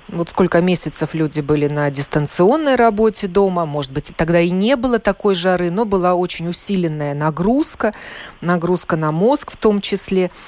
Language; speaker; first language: Russian; native; Russian